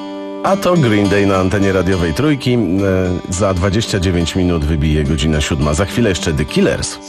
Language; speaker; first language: Polish; native; Polish